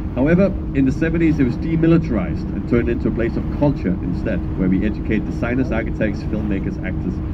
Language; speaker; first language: English; non-native, fluent; Danish